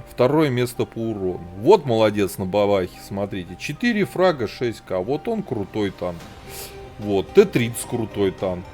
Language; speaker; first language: Russian; native; Russian